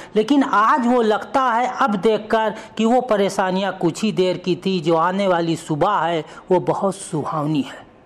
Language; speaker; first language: Hindi; native; Hindi